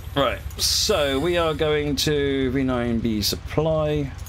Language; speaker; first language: English; native; English